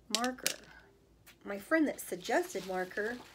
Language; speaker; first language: English; native; English